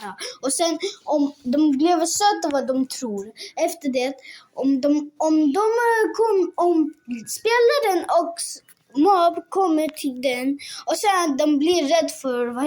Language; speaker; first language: Swedish; non-native, local second language; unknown